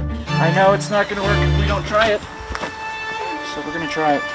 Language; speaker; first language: English; native; English